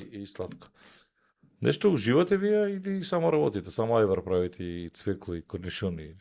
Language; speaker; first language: Macedonian; native; Macedonian